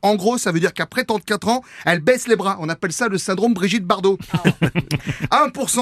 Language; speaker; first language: French; native; French